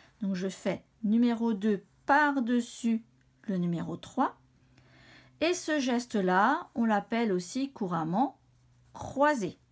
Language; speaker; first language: French; native; French